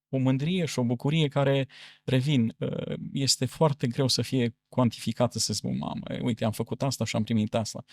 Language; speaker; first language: Romanian; native; Romanian